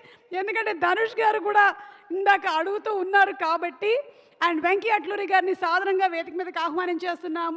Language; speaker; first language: Telugu; native; Telugu